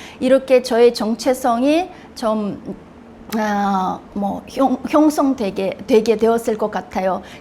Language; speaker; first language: Korean; non-native, fluent; Russian